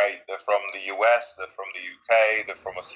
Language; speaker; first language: English; non-native, fluent; Dutch